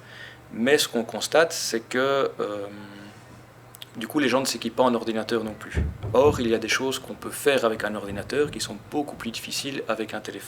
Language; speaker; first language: French; native; French